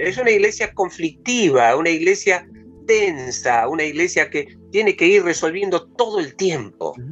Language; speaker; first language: Spanish; native; Spanish